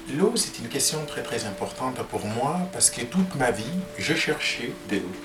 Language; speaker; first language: French; non-native, local second language; Tamasheq